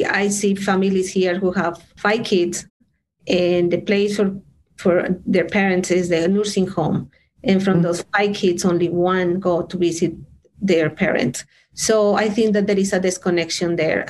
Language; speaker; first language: English; non-native, fluent; Spanish